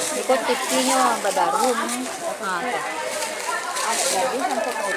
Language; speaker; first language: Indonesian; non-native, local second language; Minangkabau